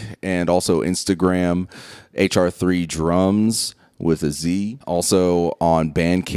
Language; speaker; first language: English; native; English